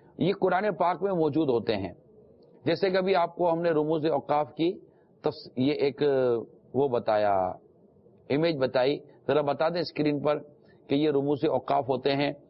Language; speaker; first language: Urdu; non-native, local second language; Memoni